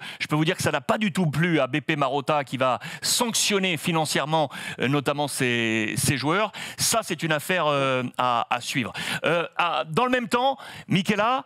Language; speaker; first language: French; native; French